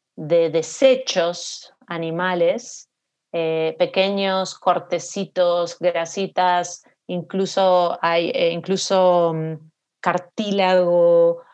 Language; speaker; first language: Spanish; native; Spanish